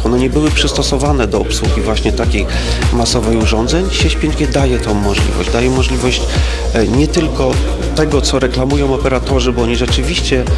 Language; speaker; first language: Polish; native; Polish